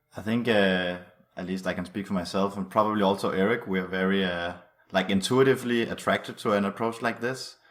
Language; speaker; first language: English; non-native, fluent; Danish